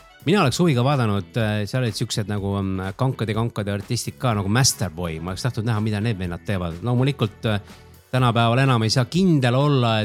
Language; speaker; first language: Estonian; native; Estonian